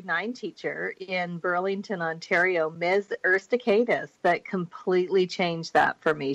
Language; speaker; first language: English; native; English